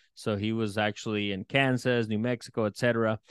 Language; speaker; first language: English; early bilingual, other home language; Spanish